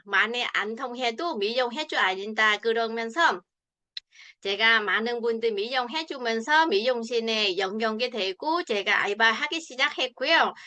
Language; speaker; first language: Korean; non-native, fluent; Vietnamese